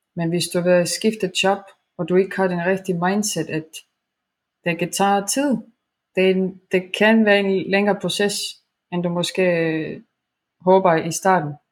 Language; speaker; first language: Danish; non-native, fluent; Estonian